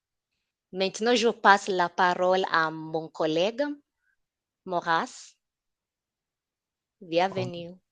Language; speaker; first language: French; non-native, fluent; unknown